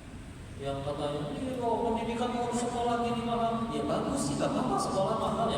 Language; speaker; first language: Indonesian; native; Indonesian